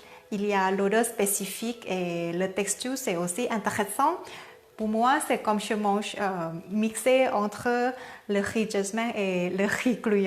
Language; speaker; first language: French; non-native, learner; Thai